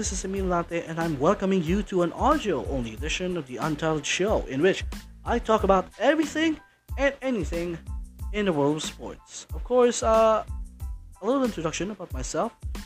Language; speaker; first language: English; non-native, local second language; Bikol